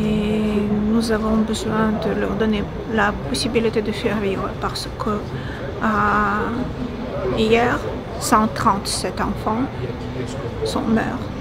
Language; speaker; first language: French; non-native, fluent; Russian